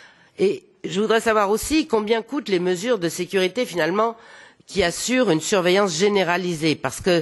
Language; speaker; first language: French; native; French